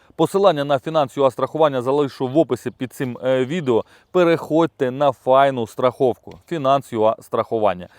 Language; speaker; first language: Ukrainian; non-native, local second language; Russian